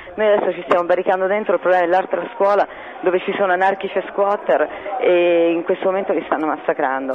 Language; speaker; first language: Italian; native; Italian